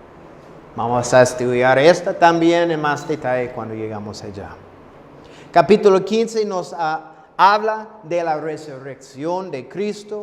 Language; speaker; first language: Spanish; non-native, fluent; English